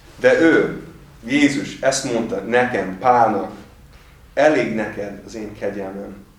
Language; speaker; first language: Hungarian; non-native, fluent; English